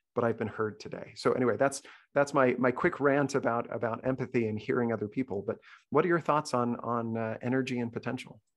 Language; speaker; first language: English; native; English